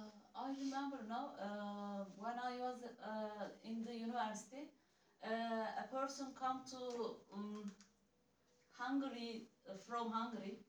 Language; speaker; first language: English; non-native, learner; Turkish